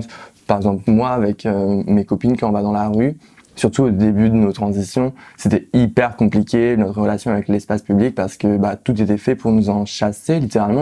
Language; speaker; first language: French; native; French